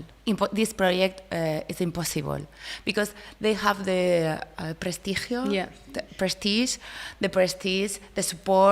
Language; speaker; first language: English; non-native, learner; Spanish